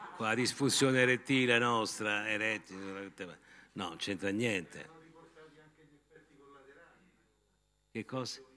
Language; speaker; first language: Italian; native; Italian